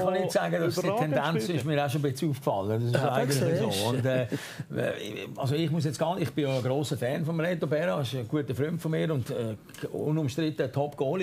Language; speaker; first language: German; native; German